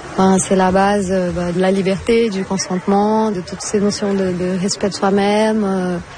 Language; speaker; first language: French; non-native, fluent; Portuguese